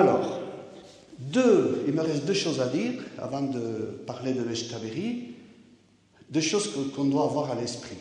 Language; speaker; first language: French; native; French